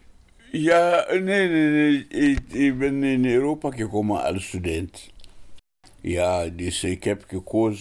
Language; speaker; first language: Dutch; non-native, learner; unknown